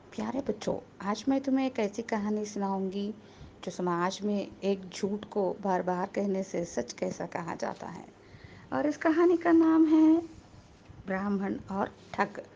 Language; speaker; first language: Hindi; non-native, local second language; Telugu